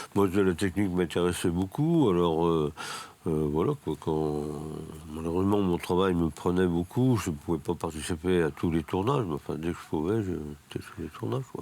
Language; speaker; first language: French; native; French